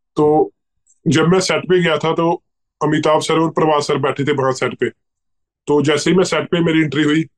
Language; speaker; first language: Hindi; native; Hindi